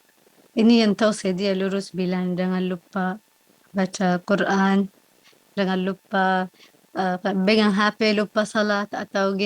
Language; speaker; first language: Indonesian; non-native, learner; Arabic